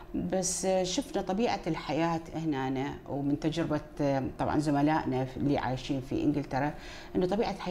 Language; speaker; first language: Arabic; native; Arabic